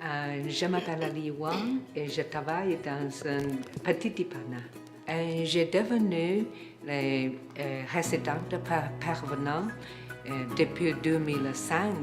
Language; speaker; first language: French; non-native, learner; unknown